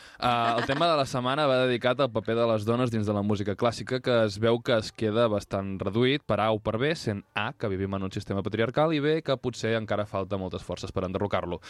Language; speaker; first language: Catalan; native; Catalan